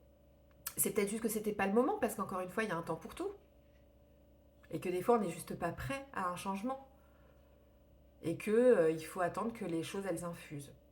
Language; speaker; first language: French; native; French